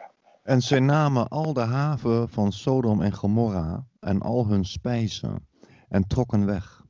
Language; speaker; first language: Dutch; native; Dutch